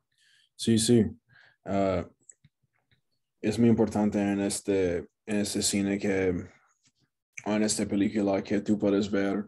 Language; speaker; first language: Spanish; non-native, learner; English